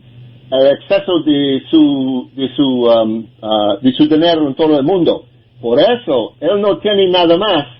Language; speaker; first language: Spanish; non-native, learner; English